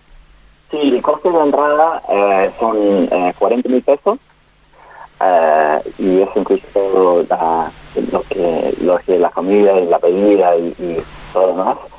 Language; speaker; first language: Spanish; non-native, fluent; English